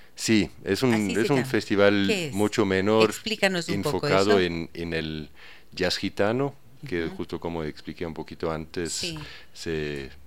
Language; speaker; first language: Spanish; non-native, fluent; Danish